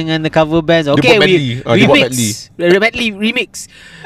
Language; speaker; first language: English; non-native, local second language; Malay